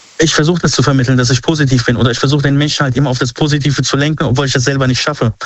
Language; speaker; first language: German; early bilingual, other home language; Arabic